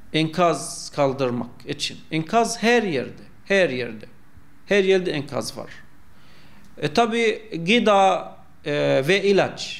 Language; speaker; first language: Turkish; non-native, fluent; Arabic